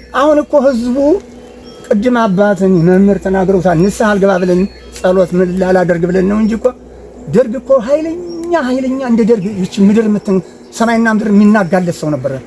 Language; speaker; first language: Amharic; native; Amharic